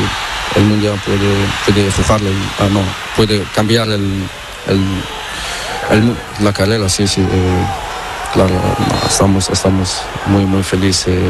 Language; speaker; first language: Spanish; non-native, learner; Portuguese